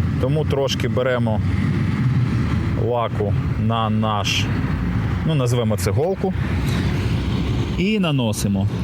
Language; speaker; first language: Ukrainian; native; Ukrainian